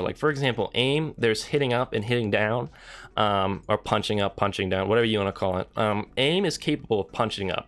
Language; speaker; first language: English; native; English